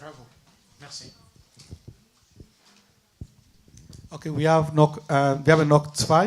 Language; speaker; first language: German; non-native, fluent; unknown